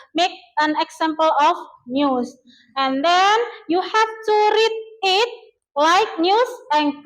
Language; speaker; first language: English; non-native, learner; Indonesian